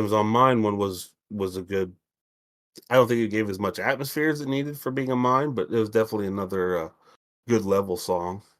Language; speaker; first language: English; native; English